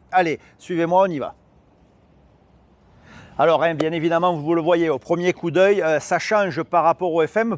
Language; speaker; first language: French; native; French